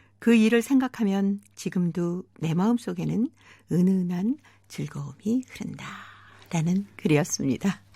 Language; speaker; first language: Korean; native; Korean